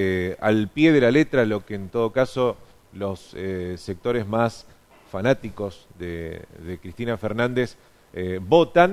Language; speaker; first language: Spanish; native; Spanish